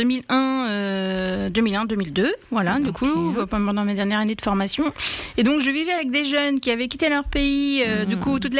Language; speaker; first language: French; native; French